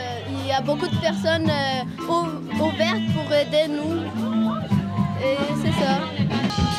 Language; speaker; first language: French; non-native, learner; Portuguese